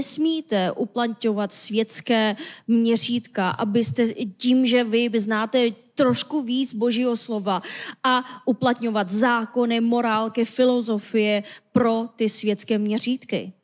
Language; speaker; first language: Czech; non-native, fluent; Korean